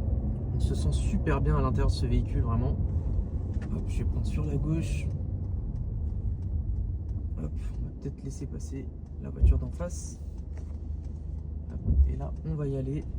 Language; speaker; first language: French; native; French